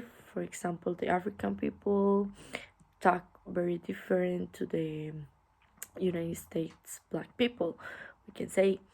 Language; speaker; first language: English; non-native, learner; Spanish